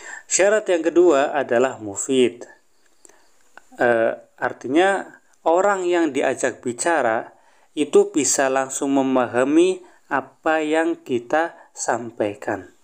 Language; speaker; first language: Indonesian; native; Indonesian